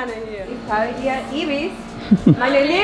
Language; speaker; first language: German; non-native, learner; Spanish